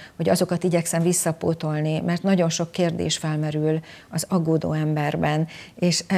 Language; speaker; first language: Hungarian; native; Hungarian